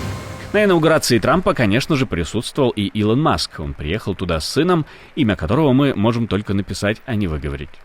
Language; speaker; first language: Russian; native; Russian